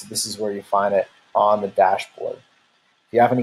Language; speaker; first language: English; native; English